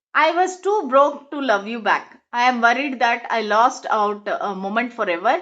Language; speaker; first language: English; non-native, local second language; Telugu